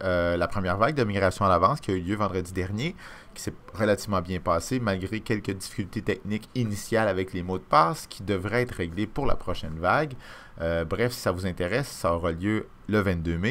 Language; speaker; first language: French; native; French